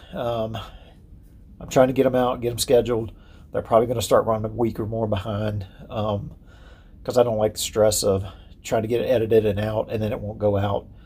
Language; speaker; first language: English; native; English